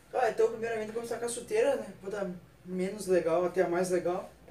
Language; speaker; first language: Portuguese; native; Portuguese